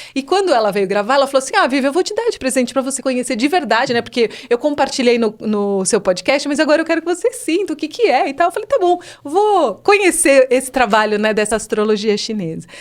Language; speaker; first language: Portuguese; native; Portuguese